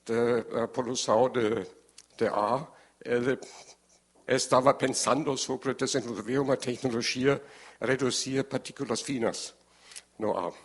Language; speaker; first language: Portuguese; non-native, learner; German